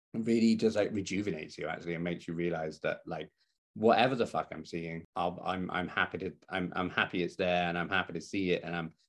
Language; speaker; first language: English; native; English